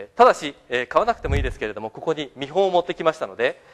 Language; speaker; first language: Japanese; native; Japanese